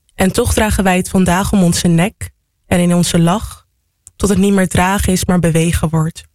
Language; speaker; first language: Dutch; native; Dutch